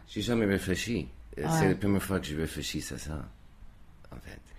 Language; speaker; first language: French; non-native, fluent; English